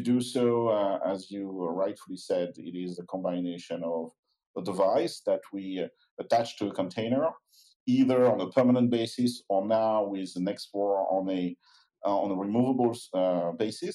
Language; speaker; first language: English; non-native, fluent; French